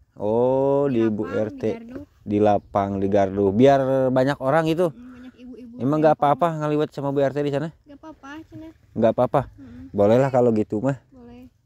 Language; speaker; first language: Indonesian; non-native, local second language; Sundanese